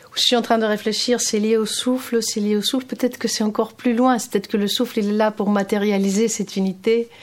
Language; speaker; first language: French; non-native, fluent; Greek